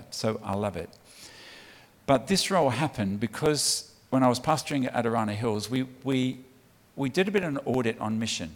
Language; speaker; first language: English; native; English